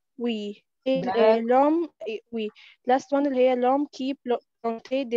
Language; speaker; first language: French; non-native, learner; Arabic